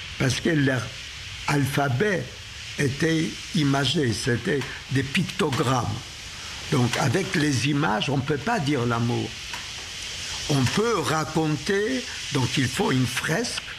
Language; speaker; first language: French; non-native, fluent; Polish